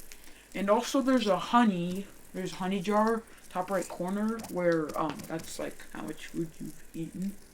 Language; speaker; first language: English; native; English